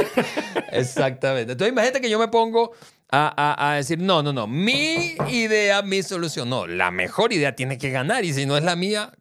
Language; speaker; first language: Spanish; native; Spanish